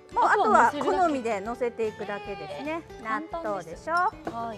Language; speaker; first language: Japanese; native; Japanese